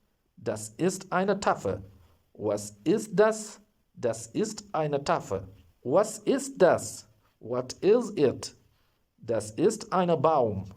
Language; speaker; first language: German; non-native, fluent; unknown